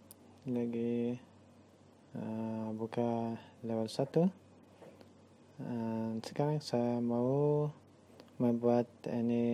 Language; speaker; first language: Indonesian; non-native, learner; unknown